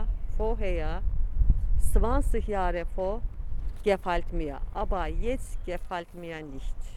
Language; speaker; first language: German; non-native, learner; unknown